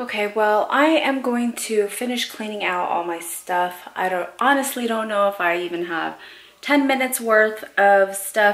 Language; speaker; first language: English; native; English